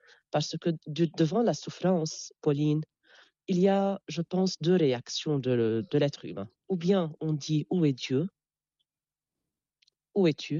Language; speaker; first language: French; non-native, local second language; Arabic